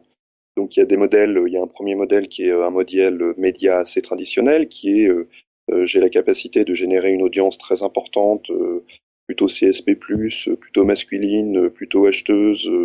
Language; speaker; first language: French; native; French